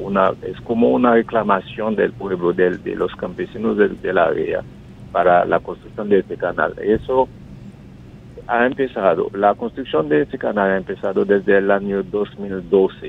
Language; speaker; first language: Spanish; non-native, fluent; Haitian Creole